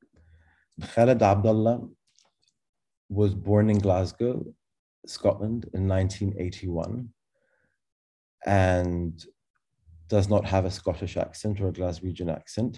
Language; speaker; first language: English; native; English